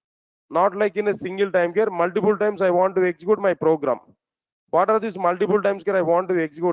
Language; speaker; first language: English; non-native, local second language; Telugu